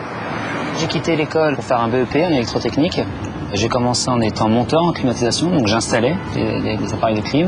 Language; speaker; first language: French; native; French